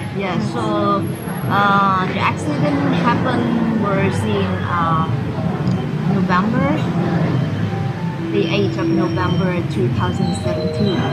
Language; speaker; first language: English; non-native, fluent; Vietnamese